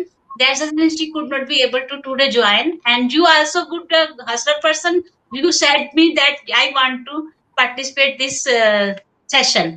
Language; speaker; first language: English; non-native, local second language; Hindi